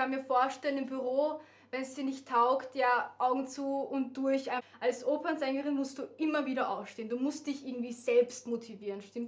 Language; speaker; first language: German; native; German